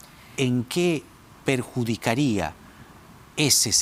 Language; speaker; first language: Spanish; native; Spanish